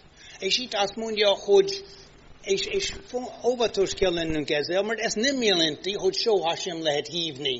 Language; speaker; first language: Hungarian; non-native, fluent; English